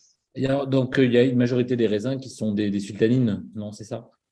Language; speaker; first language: French; native; French